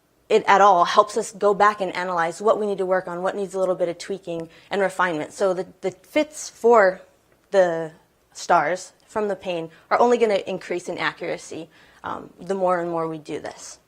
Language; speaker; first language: English; native; English